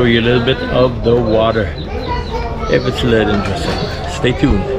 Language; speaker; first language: English; native; English